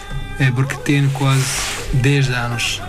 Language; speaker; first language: Portuguese; non-native, learner; Arabic